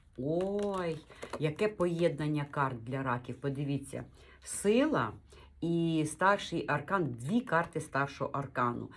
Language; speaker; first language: Ukrainian; non-native, local second language; Russian